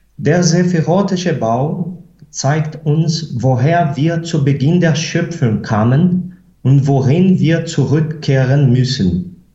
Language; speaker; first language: German; non-native, fluent; Portuguese